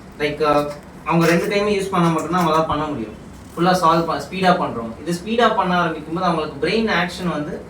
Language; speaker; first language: Tamil; native; Tamil